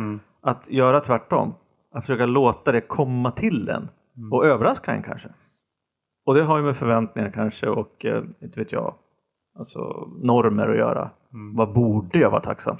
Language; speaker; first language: Swedish; native; Swedish